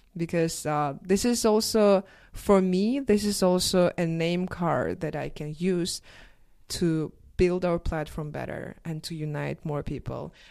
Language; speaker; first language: English; non-native, fluent; Russian